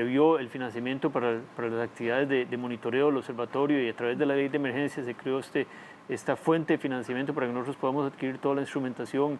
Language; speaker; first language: Spanish; native; Spanish